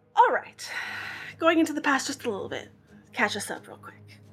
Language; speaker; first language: English; non-native, fluent; Hebrew